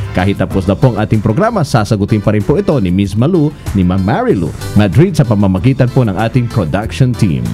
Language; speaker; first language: Filipino; native; Filipino